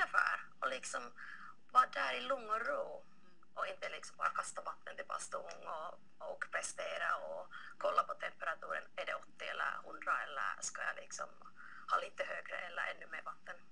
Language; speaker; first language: Swedish; non-native, local second language; Finnish